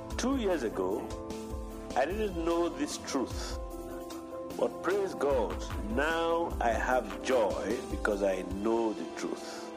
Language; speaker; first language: English; non-native, fluent; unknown